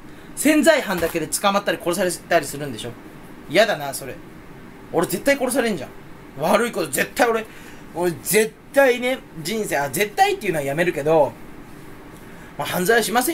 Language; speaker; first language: Japanese; native; Japanese